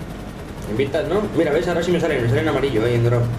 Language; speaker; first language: Spanish; native; Spanish